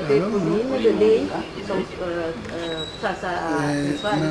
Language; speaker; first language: Danish; non-native, fluent; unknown